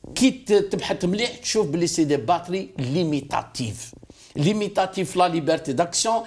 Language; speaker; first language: French; non-native, local second language; Arabic